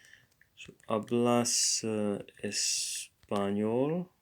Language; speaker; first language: Spanish; non-native, learner; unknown